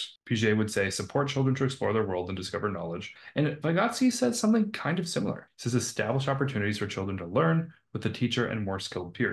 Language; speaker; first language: English; native; English